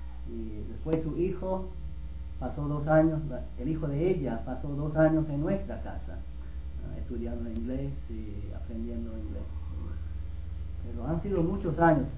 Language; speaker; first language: Spanish; non-native, fluent; English